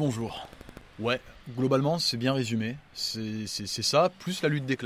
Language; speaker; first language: French; native; French